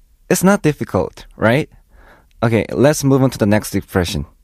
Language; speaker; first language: English; non-native, fluent; Korean